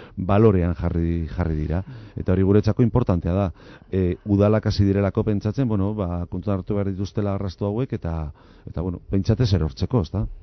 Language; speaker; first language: Basque; non-native, local second language; Spanish